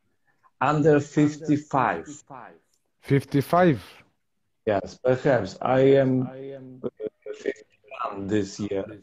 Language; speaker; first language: English; non-native, learner; Polish